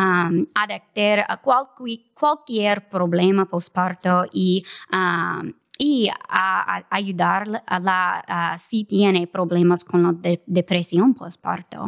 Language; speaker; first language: Spanish; non-native, fluent; English